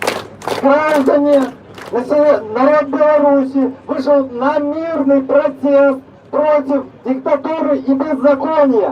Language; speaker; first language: Russian; native; Russian